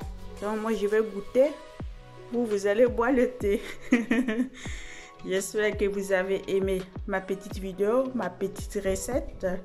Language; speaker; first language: French; non-native, fluent; Italian